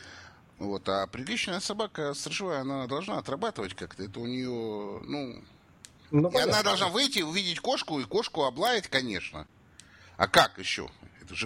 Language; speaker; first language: Russian; native; Russian